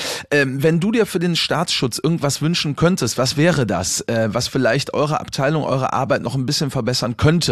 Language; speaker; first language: German; native; German